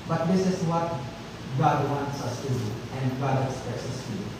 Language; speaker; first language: English; non-native, local second language; Filipino